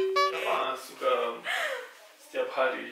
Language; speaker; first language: Indonesian; non-native, learner; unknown